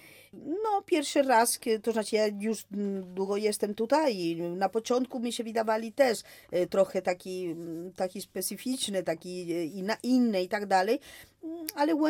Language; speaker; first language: Polish; non-native, fluent; Spanish